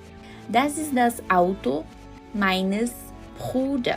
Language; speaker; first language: German; non-native, fluent; Portuguese